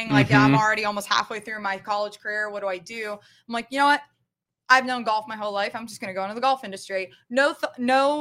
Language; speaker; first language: English; native; English